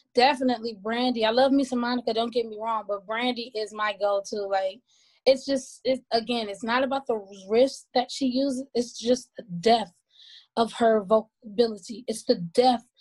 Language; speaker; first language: English; native; English